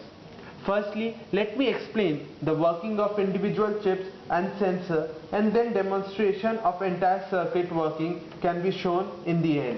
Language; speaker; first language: English; non-native, local second language; Bangla